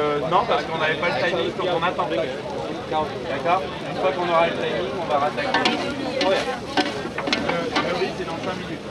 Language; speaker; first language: French; native; French